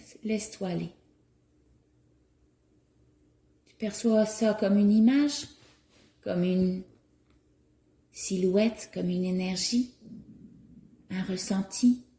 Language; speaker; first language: French; native; French